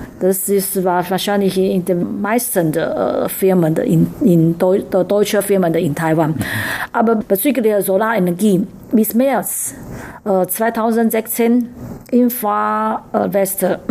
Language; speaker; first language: German; non-native, learner; Chinese